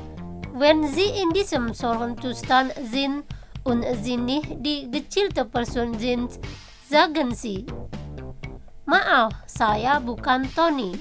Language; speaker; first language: German; non-native, fluent; Indonesian